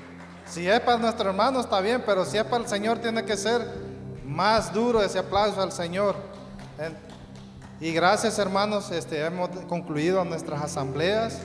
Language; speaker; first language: Spanish; native; Spanish